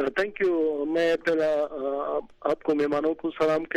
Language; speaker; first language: Hindi; non-native, learner; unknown